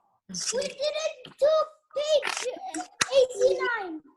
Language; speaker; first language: English; non-native, learner; Arabic